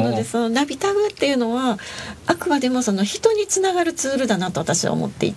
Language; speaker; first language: Japanese; native; Japanese